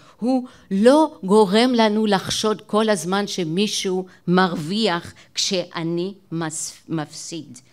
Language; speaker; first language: Hebrew; non-native, fluent; French